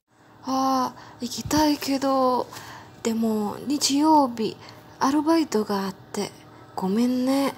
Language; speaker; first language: Japanese; non-native, learner; Indonesian